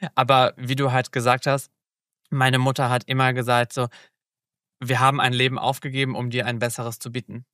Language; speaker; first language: German; early bilingual, other home language; Polish